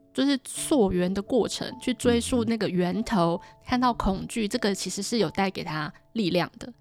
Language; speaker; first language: Chinese; native; Chinese